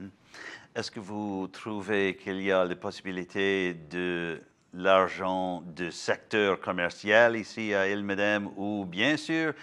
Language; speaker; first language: French; non-native, learner; English